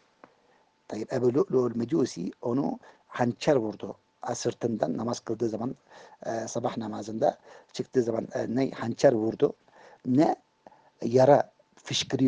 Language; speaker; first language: Turkish; native; Turkish